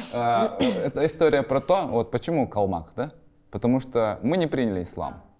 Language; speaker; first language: Russian; native; Russian